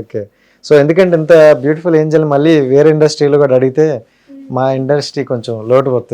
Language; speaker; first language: Telugu; native; Telugu